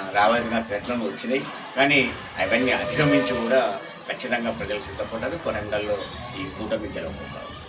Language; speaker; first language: Telugu; native; Telugu